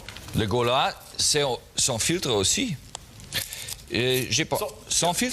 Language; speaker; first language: French; non-native, learner; German